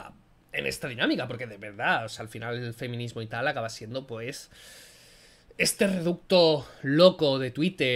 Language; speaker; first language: Spanish; native; Spanish